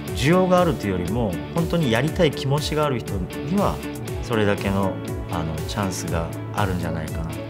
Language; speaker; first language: Japanese; non-native, fluent; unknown